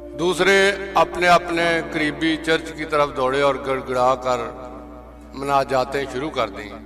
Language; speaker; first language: Urdu; non-native, local second language; Punjabi